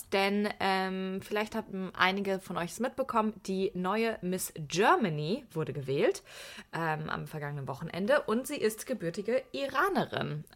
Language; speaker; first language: German; early bilingual, other home language; Persian